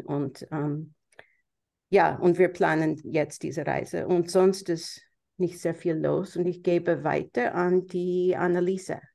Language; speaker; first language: German; non-native, fluent; English